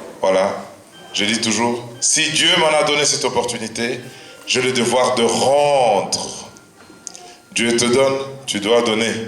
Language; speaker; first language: French; non-native, local second language; Luba-Lulua